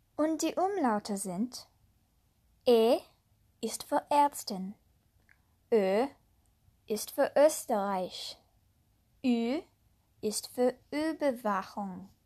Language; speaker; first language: German; non-native, learner; English